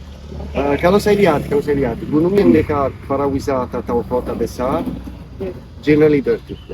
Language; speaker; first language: Indonesian; non-native, fluent; Italian